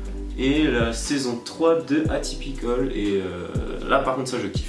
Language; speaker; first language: French; native; French